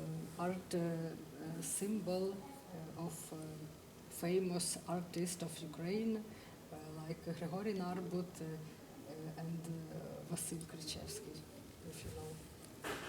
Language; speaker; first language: English; non-native, fluent; Ukrainian